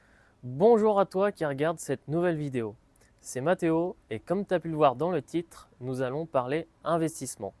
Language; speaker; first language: French; native; French